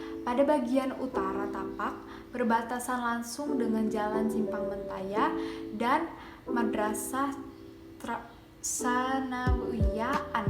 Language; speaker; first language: Indonesian; native; Indonesian